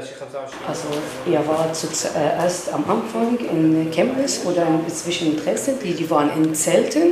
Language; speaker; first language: German; non-native, learner; Arabic